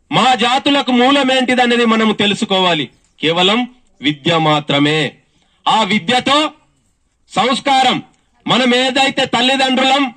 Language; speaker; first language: Telugu; non-native, local second language; Gondi